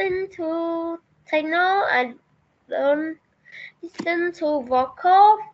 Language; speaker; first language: English; non-native, learner; Vietnamese